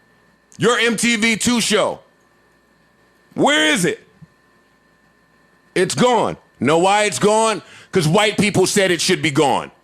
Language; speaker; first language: English; native; English